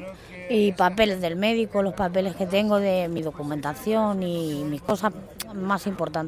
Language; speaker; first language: Spanish; native; Spanish